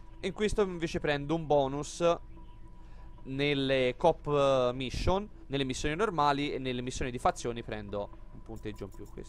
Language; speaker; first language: Italian; native; Italian